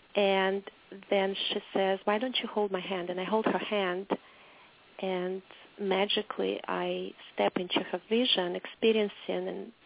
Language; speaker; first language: English; non-native, fluent; Russian